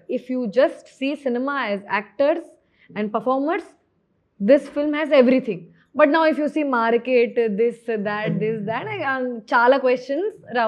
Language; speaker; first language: Telugu; non-native, local second language; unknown